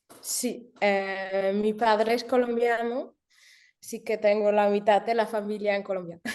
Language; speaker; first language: Spanish; early bilingual, heritage; German